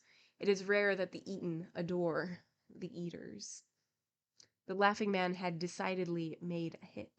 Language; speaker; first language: English; native; English